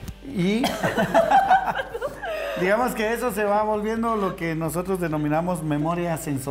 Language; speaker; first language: Spanish; native; Spanish